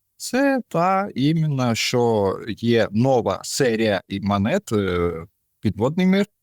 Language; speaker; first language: Ukrainian; non-native, local second language; Russian